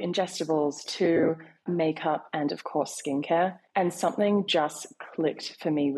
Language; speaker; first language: English; native; English